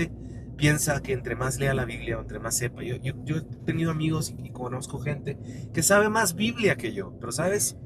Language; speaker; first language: Spanish; native; Spanish